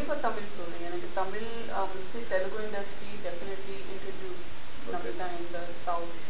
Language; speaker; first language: Tamil; non-native, learner; Gujarati